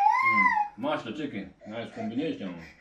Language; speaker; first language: Japanese; native; Japanese